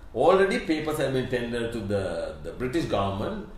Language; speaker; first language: English; non-native, local second language; Sinhala